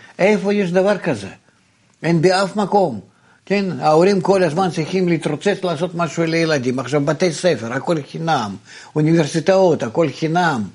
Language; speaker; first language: Hebrew; non-native, fluent; Russian